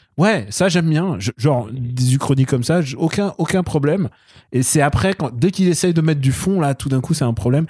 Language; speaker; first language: French; early bilingual, other home language; Russian